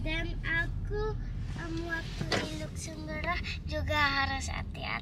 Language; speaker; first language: Indonesian; early bilingual, heritage; Indonesian